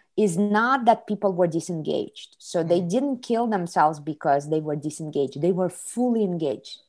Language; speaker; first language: English; non-native, fluent; Kazakh